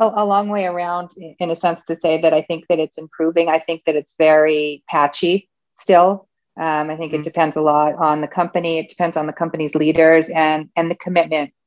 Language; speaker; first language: English; native; English